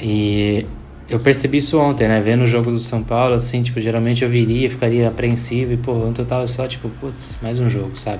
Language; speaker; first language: Portuguese; native; Portuguese